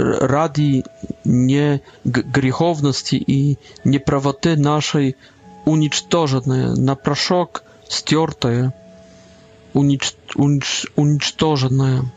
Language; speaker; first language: Polish; non-native, learner; Russian